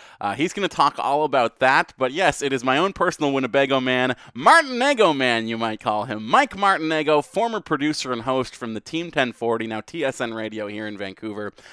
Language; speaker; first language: English; native; English